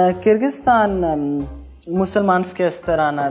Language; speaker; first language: Russian; non-native, learner; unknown